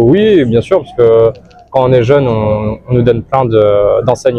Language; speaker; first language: French; native; French